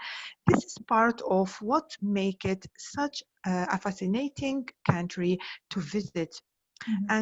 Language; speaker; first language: English; non-native, learner; Arabic